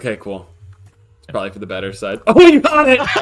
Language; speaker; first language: English; native; English